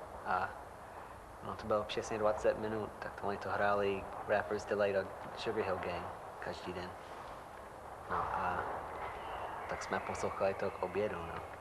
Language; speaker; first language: Czech; non-native, fluent; English